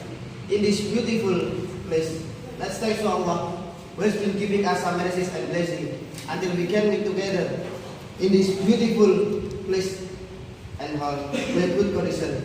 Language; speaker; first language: English; non-native, learner; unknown